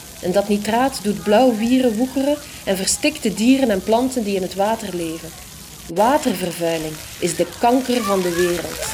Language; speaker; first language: Dutch; native; Dutch